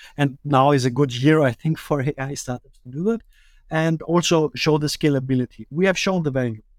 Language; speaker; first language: English; early bilingual, other home language; German